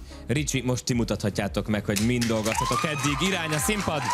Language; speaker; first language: Hungarian; native; Hungarian